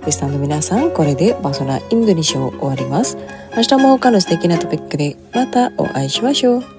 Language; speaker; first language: Japanese; non-native, fluent; Indonesian